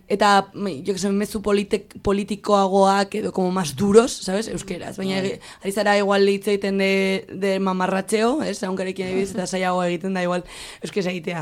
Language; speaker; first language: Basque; non-native, local second language; Spanish